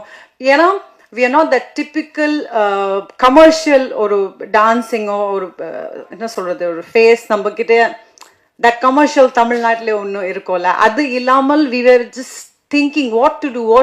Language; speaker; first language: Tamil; non-native, fluent; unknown